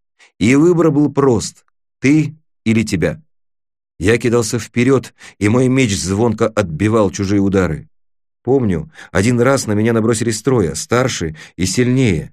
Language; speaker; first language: Russian; native; Russian